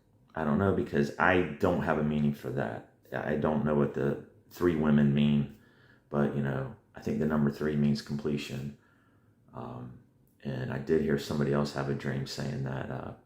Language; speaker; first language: English; native; English